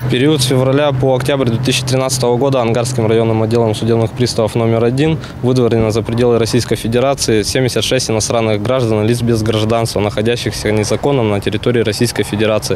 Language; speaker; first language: Russian; native; Russian